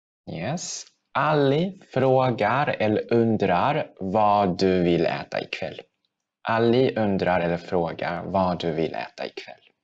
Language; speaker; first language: Swedish; non-native, fluent; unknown